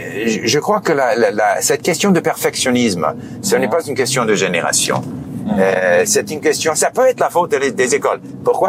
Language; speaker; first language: French; non-native, fluent; English